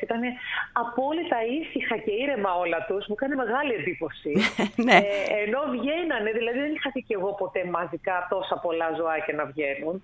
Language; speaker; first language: Greek; native; Greek